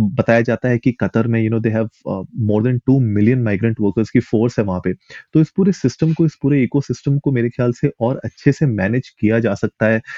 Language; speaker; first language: Hindi; native; Hindi